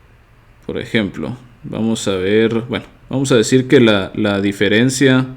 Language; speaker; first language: Spanish; native; Spanish